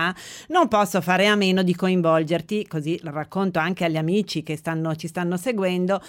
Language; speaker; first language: Italian; native; Italian